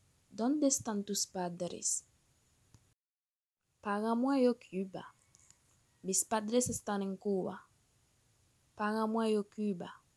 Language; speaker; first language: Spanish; non-native, fluent; Haitian Creole